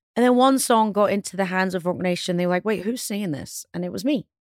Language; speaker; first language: English; native; English